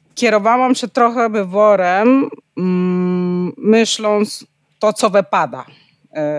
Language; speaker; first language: Polish; non-native, fluent; Spanish